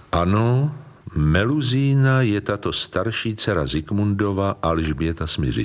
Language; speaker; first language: Czech; native; Czech